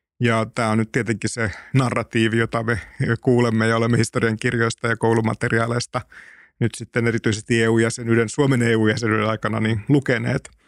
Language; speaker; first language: Finnish; native; Finnish